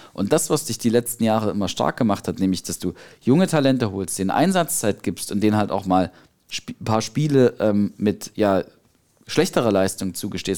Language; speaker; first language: German; native; German